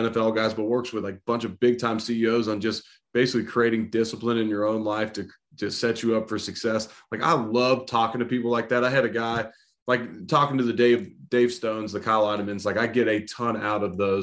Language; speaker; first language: English; native; English